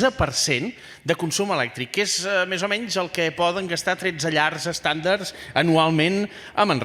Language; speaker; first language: Catalan; native; Catalan